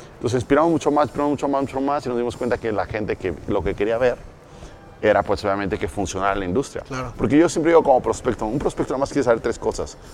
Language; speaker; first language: Spanish; native; Spanish